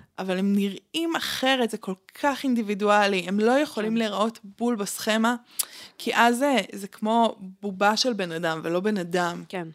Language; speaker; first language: Hebrew; early bilingual, other home language; Russian